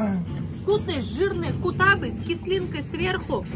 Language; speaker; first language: Russian; native; Russian